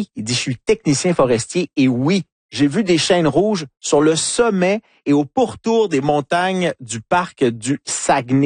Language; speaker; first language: French; native; French